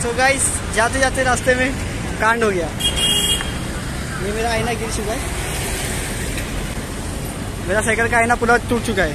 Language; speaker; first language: Hindi; native; Hindi